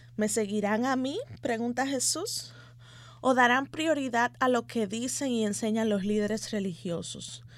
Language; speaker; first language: Spanish; native; Spanish